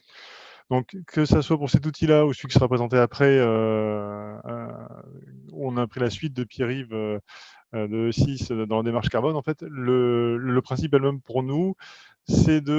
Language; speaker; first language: French; native; French